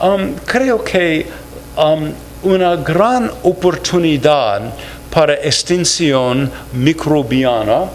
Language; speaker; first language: Spanish; non-native, fluent; English